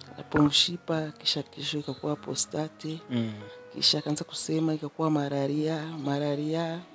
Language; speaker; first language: Swahili; native; Swahili